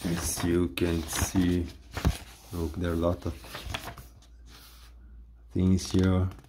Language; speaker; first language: English; non-native, fluent; Portuguese